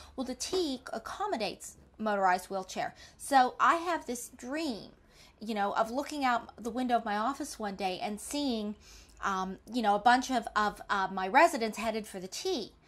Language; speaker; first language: English; native; English